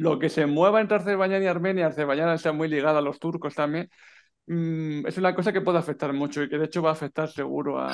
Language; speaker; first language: Spanish; native; Spanish